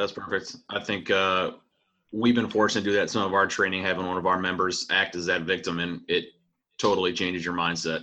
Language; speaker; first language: English; native; English